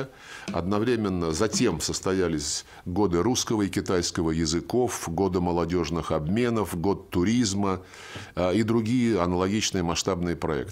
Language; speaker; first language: Russian; native; Russian